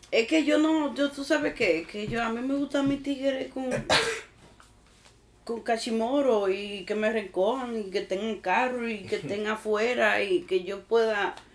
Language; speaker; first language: Spanish; early bilingual, heritage; Spanish